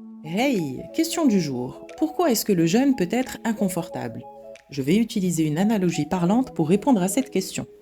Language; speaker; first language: French; native; French